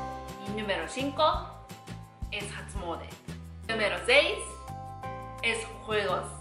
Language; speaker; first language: Spanish; non-native, learner; Japanese